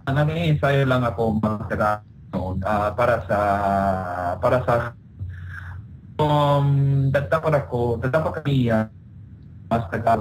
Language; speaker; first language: Filipino; non-native, learner; English